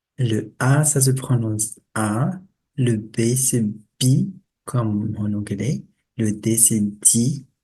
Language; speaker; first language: French; non-native, local second language; Malagasy